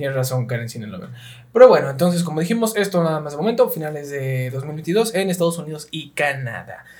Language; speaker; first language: Spanish; native; Spanish